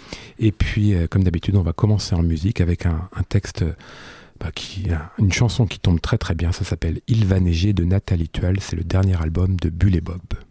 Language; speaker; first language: French; native; French